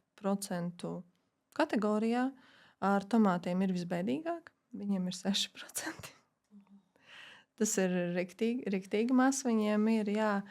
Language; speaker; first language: Latvian; native; Latvian